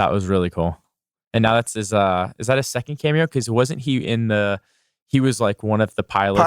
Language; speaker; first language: English; native; English